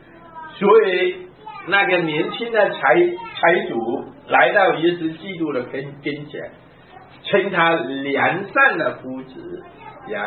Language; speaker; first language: Chinese; native; Chinese